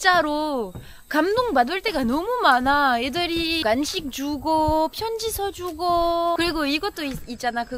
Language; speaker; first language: Korean; non-native, fluent; French